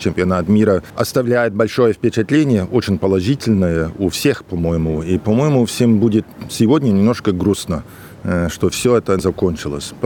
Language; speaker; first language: Russian; non-native, fluent; English